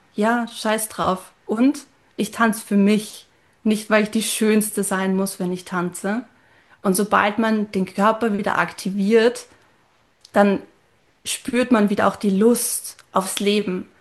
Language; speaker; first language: German; native; German